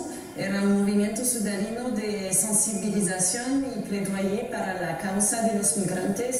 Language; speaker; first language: Italian; non-native, fluent; French